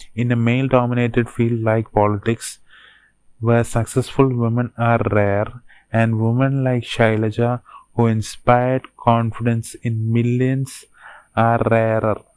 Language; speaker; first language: English; non-native, local second language; Malayalam